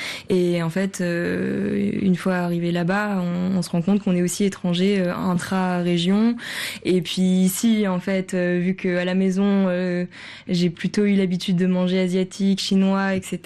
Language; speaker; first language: French; early bilingual, other home language; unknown